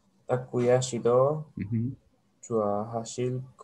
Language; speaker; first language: Korean; non-native, learner; Spanish